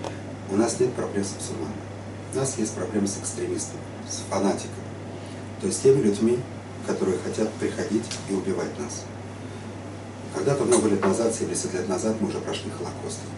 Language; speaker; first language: Russian; native; Russian